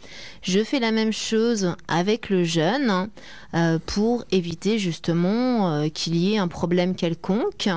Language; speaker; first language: French; native; French